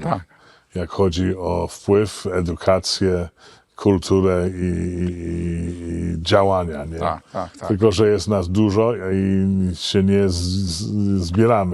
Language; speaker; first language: Polish; early bilingual, heritage; Polish